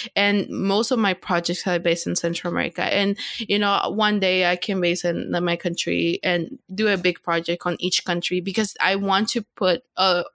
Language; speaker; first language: English; non-native, fluent; Spanish